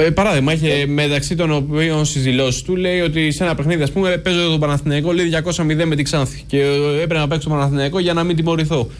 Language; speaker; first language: Greek; native; Greek